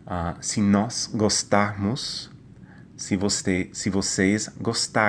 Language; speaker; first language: Portuguese; non-native, fluent; English